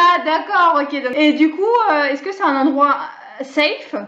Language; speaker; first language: French; native; French